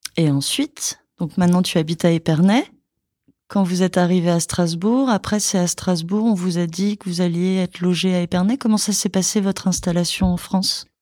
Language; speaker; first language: French; native; French